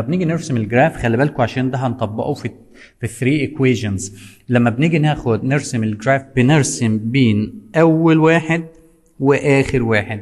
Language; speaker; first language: Arabic; native; Arabic